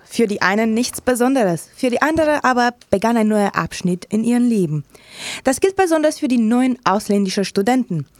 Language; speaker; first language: German; non-native, fluent; Romanian